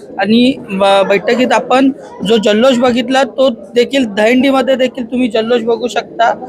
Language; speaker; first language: Marathi; non-native, local second language; Hindi